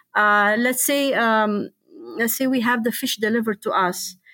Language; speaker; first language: English; non-native, fluent; Arabic